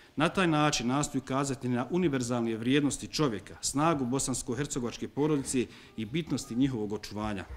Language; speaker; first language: Bosnian; native; Bosnian